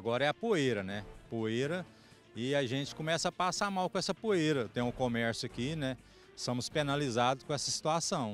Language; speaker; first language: Portuguese; native; Portuguese